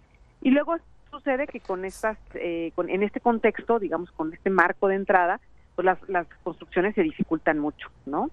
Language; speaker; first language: Spanish; native; Spanish